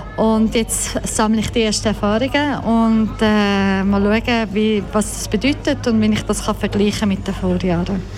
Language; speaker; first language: German; early bilingual, other home language; Croatian